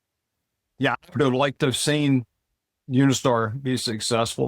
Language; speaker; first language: English; native; English